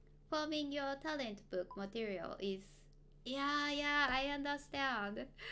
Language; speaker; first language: English; non-native, fluent; Japanese